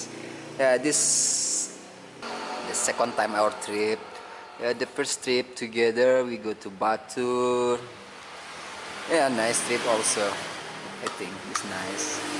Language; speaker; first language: English; non-native, learner; Indonesian